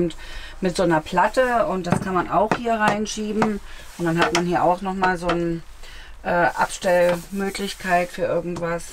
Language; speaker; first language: German; native; German